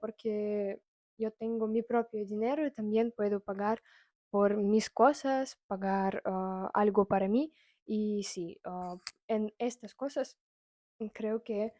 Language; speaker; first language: Spanish; non-native, fluent; Russian